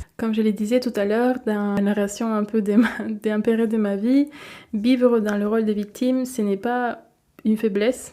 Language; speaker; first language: French; non-native, fluent; Spanish